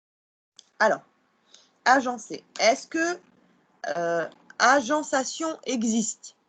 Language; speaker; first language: French; non-native, local second language; Arabic